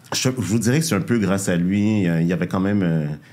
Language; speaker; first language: French; native; French